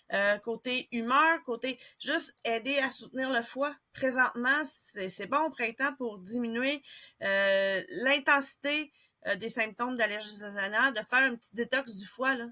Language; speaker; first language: French; native; French